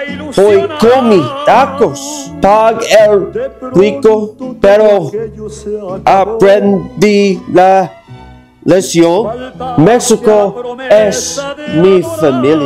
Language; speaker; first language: Spanish; non-native, learner; English